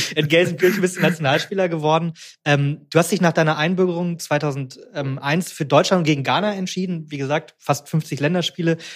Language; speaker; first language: German; native; German